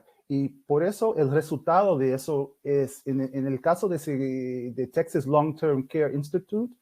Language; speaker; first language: Spanish; non-native, fluent; English